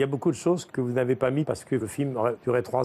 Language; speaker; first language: French; native; French